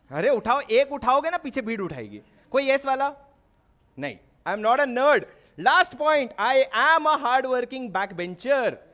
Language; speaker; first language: Hindi; non-native, local second language; Odia